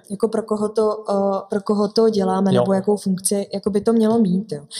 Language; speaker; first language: Czech; native; Czech